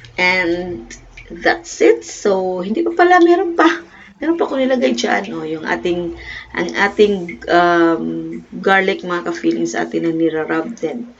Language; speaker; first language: Filipino; non-native, local second language; Cebuano